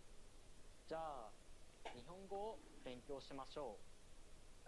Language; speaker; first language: Japanese; non-native, learner; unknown